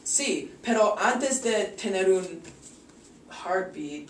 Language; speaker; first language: Spanish; non-native, learner; English